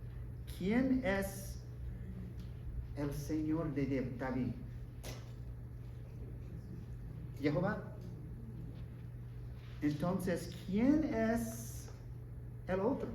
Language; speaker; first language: Spanish; non-native, learner; English